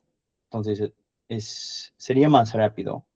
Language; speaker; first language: Spanish; non-native, learner; English